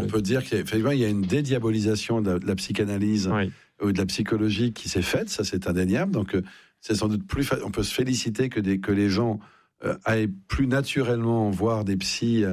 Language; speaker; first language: French; native; French